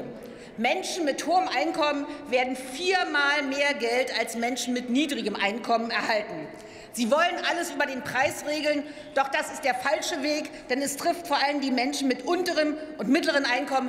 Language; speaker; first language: German; native; German